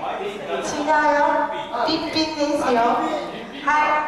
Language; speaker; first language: Japanese; non-native, learner; Chinese